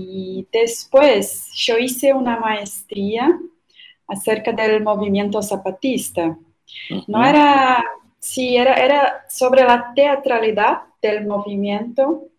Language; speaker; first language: Spanish; non-native, fluent; Portuguese